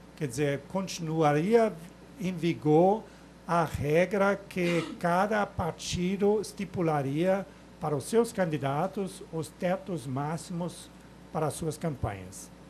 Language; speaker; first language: Portuguese; non-native, fluent; German